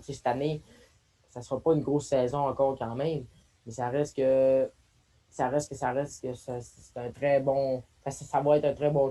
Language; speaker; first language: French; native; French